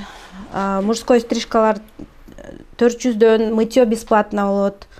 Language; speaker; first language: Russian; non-native, local second language; Kyrgyz